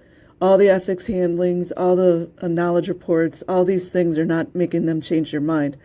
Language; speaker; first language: English; native; English